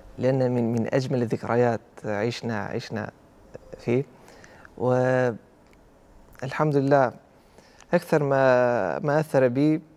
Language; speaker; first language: Arabic; non-native, fluent; Albanian